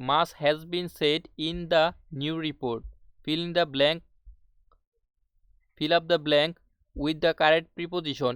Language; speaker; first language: English; non-native, local second language; Bangla